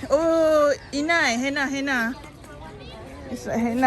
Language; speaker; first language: English; non-native, learner; Malay